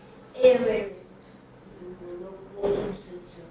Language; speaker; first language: Igbo; early bilingual, heritage; Igbo